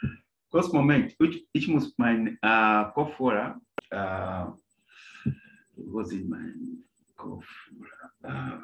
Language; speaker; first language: German; non-native, learner; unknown